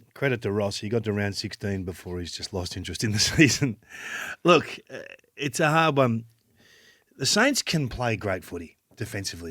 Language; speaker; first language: English; native; English